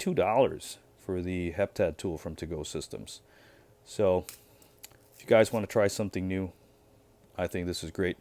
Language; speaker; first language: English; native; English